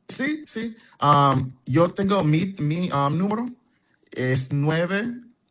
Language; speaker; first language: Spanish; non-native, fluent; English